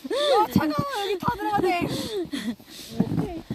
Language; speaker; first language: Korean; early bilingual, other home language; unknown